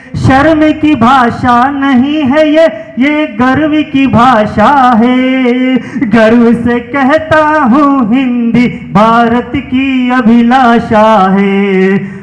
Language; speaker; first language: Hindi; native; Hindi